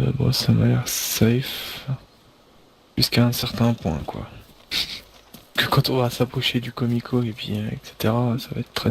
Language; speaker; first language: French; native; French